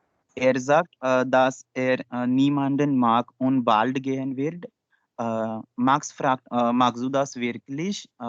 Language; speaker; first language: German; non-native, learner; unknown